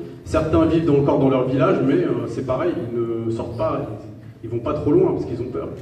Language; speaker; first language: French; native; French